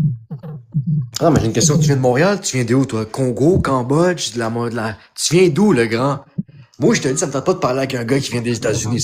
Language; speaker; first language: French; native; French